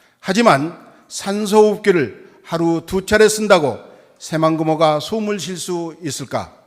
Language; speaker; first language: Korean; native; Korean